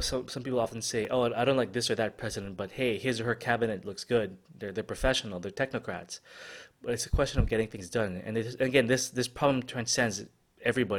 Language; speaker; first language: English; non-native, local second language; Filipino